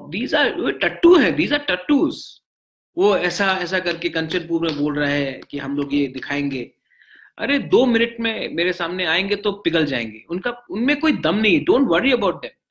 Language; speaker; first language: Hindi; non-native, local second language; Bangla